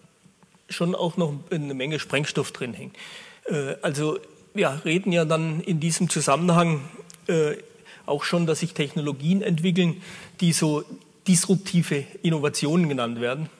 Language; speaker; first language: German; native; German